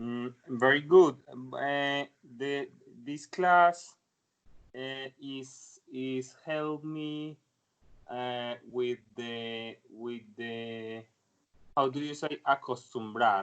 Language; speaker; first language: English; non-native, learner; Spanish